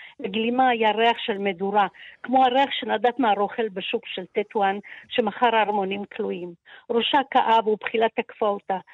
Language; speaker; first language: Hebrew; early bilingual, other home language; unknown